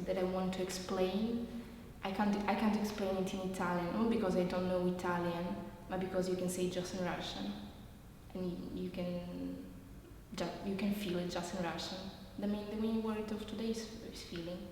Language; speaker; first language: English; non-native, fluent; Russian